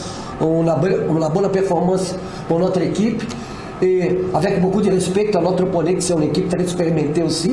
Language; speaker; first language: French; non-native, fluent; Portuguese